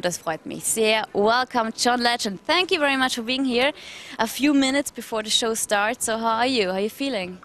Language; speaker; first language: English; non-native, fluent; German